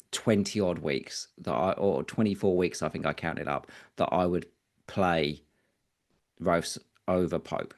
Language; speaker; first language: English; native; English